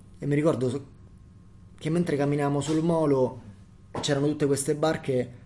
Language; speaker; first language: Italian; native; Italian